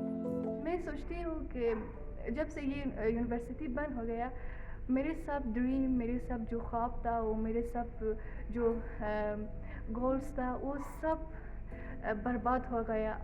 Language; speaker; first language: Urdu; non-native, learner; Persian